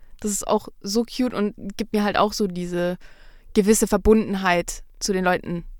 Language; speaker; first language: German; early bilingual, other home language; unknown